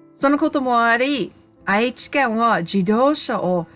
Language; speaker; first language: Japanese; non-native, fluent; English